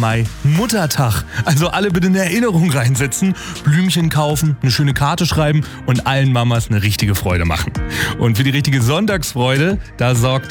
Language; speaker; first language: German; native; German